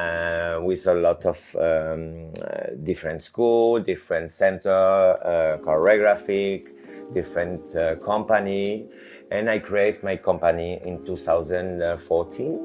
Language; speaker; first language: English; non-native, learner; French